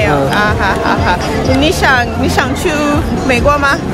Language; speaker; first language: Chinese; non-native, learner; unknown